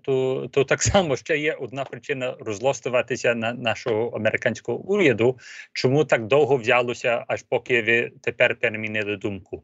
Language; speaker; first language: Ukrainian; early bilingual, heritage; Ukrainian